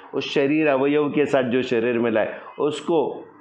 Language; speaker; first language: Hindi; non-native, local second language; Marathi